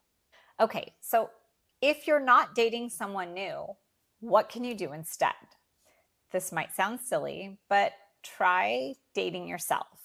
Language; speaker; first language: English; native; English